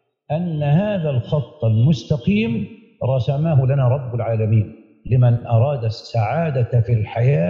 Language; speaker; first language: Arabic; native; Arabic